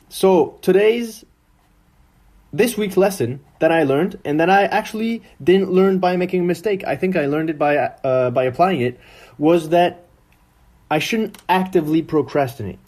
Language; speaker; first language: English; non-native, fluent; French